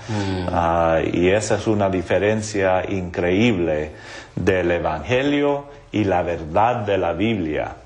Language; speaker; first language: Spanish; non-native, local second language; English